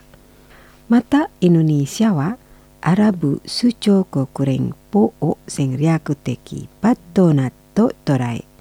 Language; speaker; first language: Japanese; non-native, fluent; Indonesian